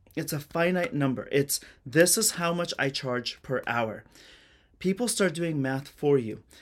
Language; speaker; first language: English; early bilingual, other home language; Persian